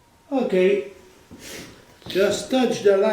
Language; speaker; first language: English; non-native, learner; French